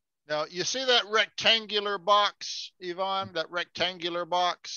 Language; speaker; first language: English; native; English